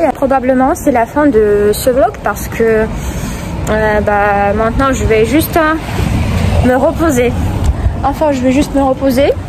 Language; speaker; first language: French; non-native, fluent; Russian